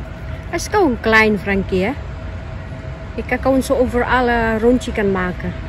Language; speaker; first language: Dutch; non-native, learner; Filipino